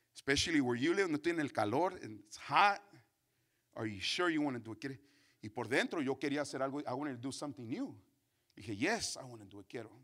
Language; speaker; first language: English; early bilingual, other home language; Spanish